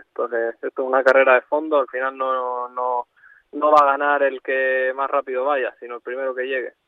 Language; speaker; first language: Spanish; native; Spanish